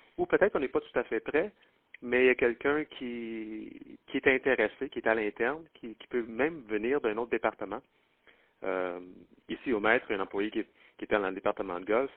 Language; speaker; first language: French; native; French